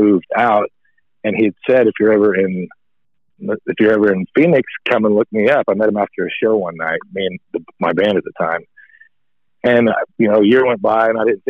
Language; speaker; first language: English; native; English